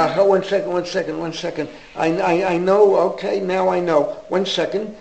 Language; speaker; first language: English; native; English